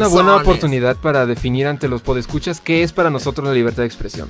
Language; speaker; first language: Spanish; native; Spanish